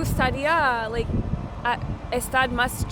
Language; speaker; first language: Spanish; non-native, learner; English